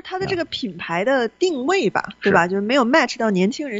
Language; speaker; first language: Chinese; native; Chinese